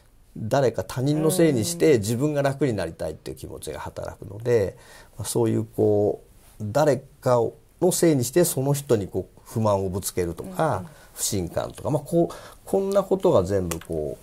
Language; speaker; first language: Japanese; native; Japanese